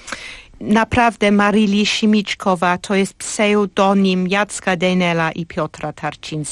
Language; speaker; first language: Polish; non-native, fluent; English